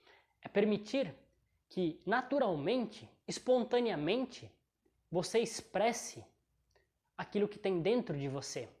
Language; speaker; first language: Portuguese; native; Portuguese